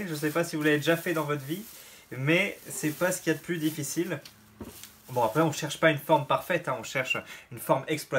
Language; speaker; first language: French; native; French